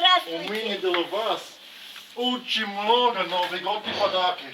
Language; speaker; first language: Russian; non-native, learner; English